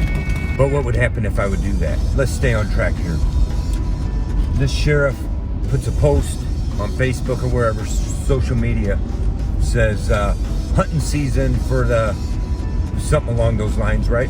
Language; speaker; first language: English; native; English